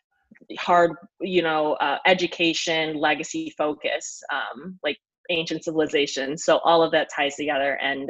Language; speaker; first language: English; native; English